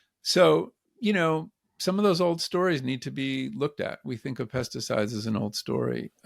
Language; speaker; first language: English; native; English